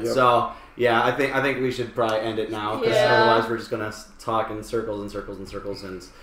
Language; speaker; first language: English; native; English